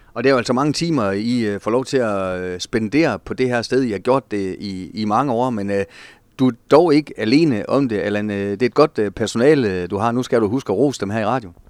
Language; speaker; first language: Danish; native; Danish